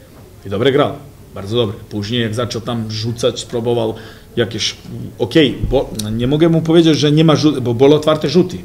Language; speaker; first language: Polish; non-native, fluent; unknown